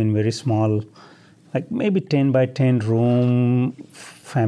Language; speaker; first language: English; non-native, local second language; Marathi